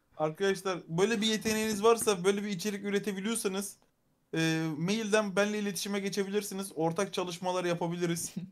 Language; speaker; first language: Turkish; native; Turkish